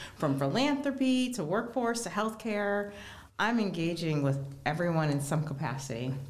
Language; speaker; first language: English; native; English